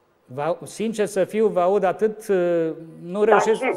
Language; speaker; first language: Romanian; native; Romanian